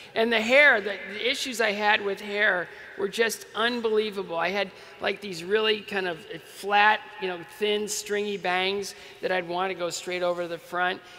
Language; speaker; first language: English; native; English